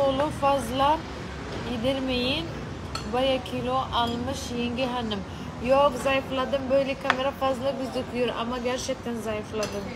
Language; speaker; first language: Turkish; non-native, learner; Arabic